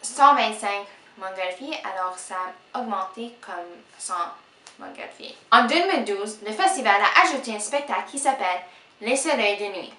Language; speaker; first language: French; non-native, local second language; English